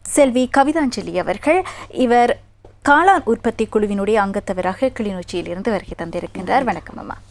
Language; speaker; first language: Tamil; native; Tamil